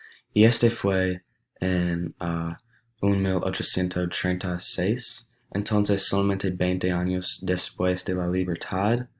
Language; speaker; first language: Spanish; non-native, learner; English